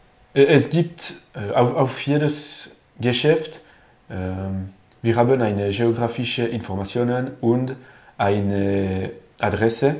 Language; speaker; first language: German; non-native, learner; French